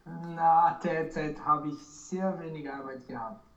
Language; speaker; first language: German; non-native, learner; Romanian